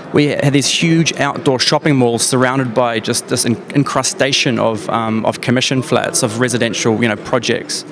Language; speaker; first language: English; native; English